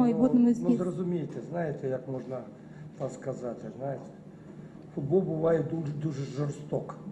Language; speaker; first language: Ukrainian; non-native, local second language; Russian